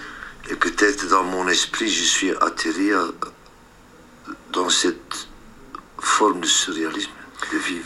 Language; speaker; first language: French; non-native, local second language; Dutch